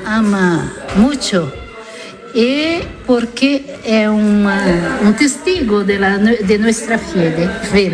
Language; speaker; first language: Spanish; non-native, learner; French